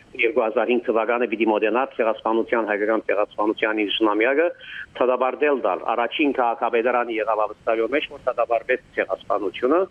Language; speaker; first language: Armenian; early bilingual, heritage; Armenian